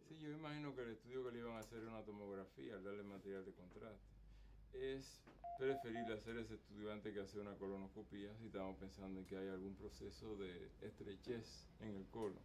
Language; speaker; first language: Spanish; native; Spanish